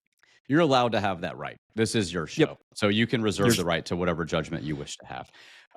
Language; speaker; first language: English; native; English